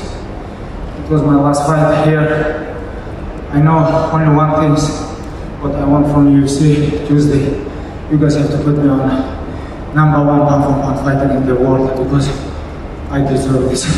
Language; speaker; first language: English; non-native, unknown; Avaric